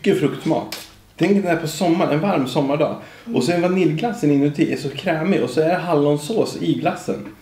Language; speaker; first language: Swedish; native; Swedish